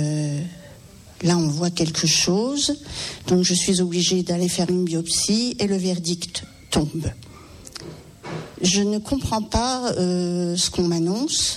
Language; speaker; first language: French; native; French